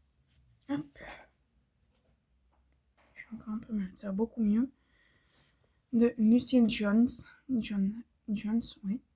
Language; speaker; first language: French; native; French